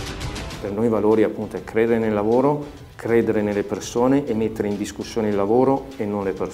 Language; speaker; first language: Italian; native; Italian